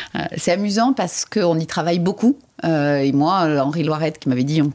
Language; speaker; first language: French; native; French